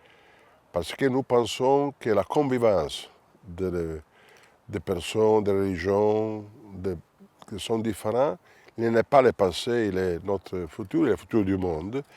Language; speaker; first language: French; non-native, fluent; Italian